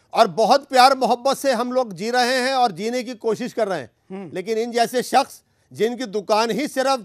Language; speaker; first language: Hindi; native; Hindi